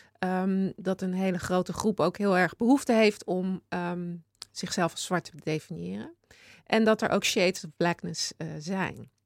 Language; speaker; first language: Dutch; native; Dutch